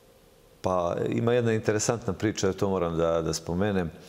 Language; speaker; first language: Serbian; native; Serbian